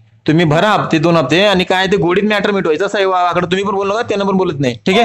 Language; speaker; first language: Marathi; native; Marathi